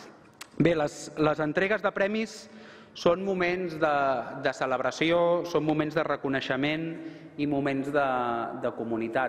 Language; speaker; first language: Catalan; native; Catalan